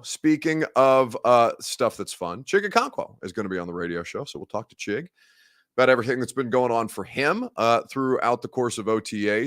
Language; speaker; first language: English; native; English